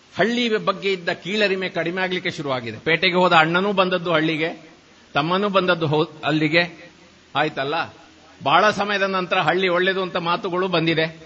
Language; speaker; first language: Kannada; native; Kannada